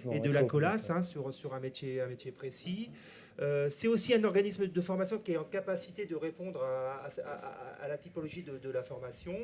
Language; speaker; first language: French; native; French